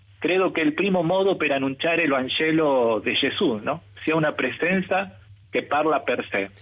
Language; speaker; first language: Italian; non-native, fluent; Spanish